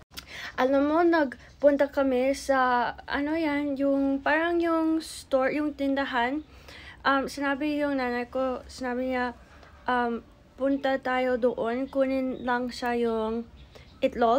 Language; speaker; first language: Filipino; early bilingual, heritage; English